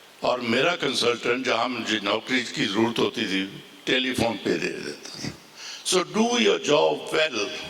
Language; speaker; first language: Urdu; non-native, local second language; Punjabi